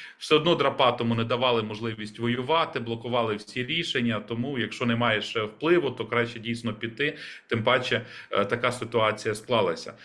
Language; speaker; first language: Ukrainian; native; Ukrainian